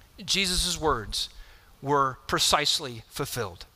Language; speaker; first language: English; native; English